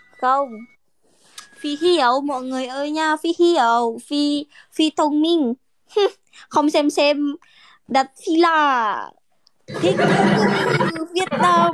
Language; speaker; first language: Vietnamese; non-native, learner; Indonesian